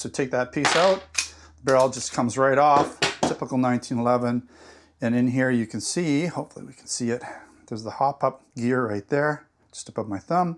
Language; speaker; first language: English; native; English